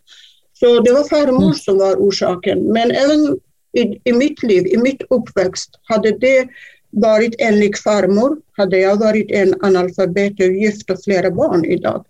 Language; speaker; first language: Swedish; non-native, fluent; Kurdish